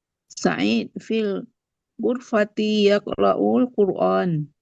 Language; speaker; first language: Arabic; non-native, learner; Indonesian